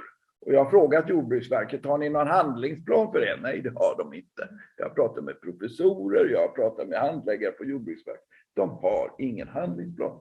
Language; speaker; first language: Swedish; native; Swedish